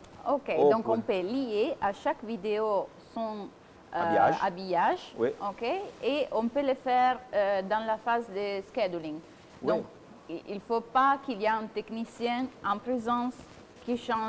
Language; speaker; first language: French; non-native, fluent; Italian